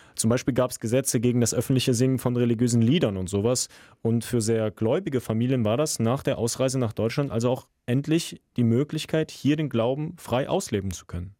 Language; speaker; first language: German; early bilingual, other home language; Russian